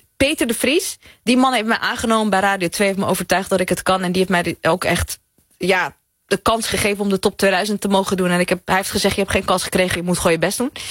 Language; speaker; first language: Dutch; early bilingual, other home language; Persian